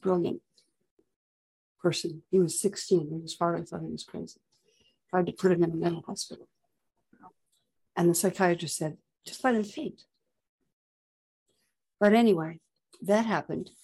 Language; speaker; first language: English; native; English